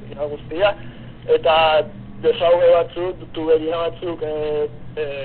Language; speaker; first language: Basque; non-native, local second language; Spanish